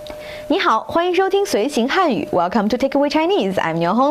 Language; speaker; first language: Chinese; native; Chinese